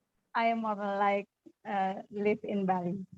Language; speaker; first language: English; non-native, learner; Indonesian